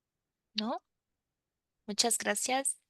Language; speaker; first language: Spanish; non-native, fluent; Portuguese